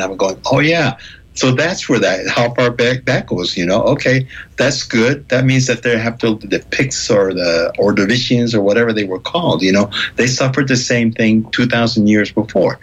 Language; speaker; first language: English; non-native, fluent; Spanish